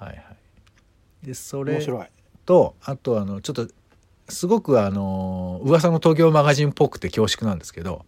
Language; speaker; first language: Japanese; native; Japanese